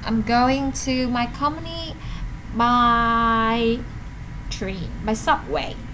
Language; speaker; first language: English; non-native, learner; Vietnamese